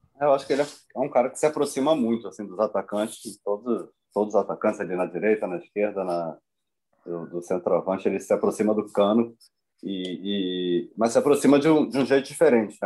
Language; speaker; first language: Portuguese; native; Portuguese